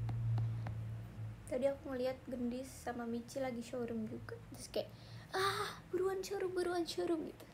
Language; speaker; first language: Indonesian; native; Indonesian